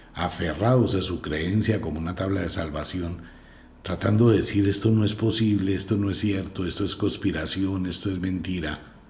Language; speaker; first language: Spanish; native; Spanish